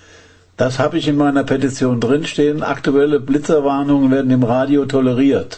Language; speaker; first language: German; native; German